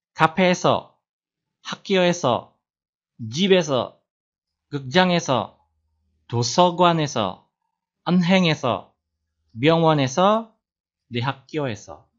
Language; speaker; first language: Korean; non-native, fluent; Indonesian